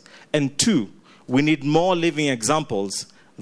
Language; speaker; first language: English; non-native, local second language; Ganda